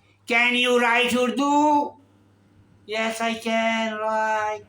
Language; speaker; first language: English; non-native, local second language; Urdu